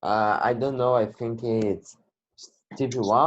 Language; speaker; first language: English; non-native, learner; Portuguese